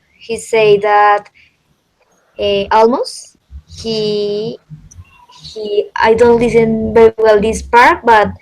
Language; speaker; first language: English; non-native, learner; Spanish